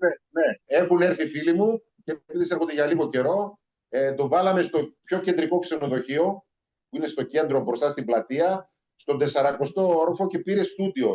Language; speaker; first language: Greek; native; Greek